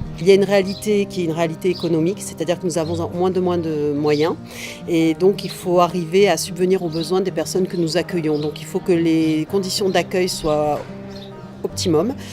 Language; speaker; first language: French; native; French